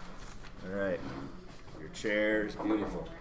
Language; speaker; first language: English; native; English